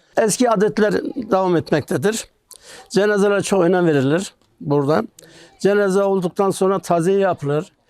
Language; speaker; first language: Turkish; non-native, local second language; Kurdish